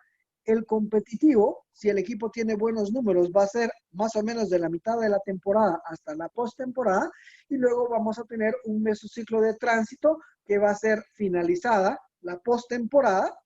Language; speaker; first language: Spanish; native; Spanish